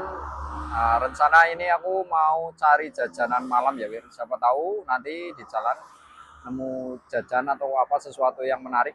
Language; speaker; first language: Indonesian; non-native, local second language; Javanese